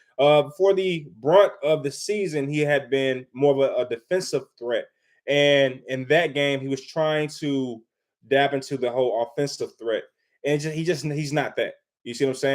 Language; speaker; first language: English; native; English